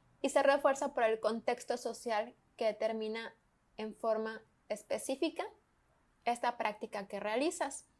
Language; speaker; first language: Spanish; native; Spanish